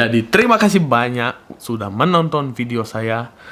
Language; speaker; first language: Indonesian; non-native, fluent; Russian